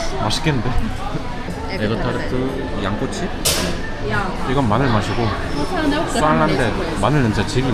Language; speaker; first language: Korean; native; Korean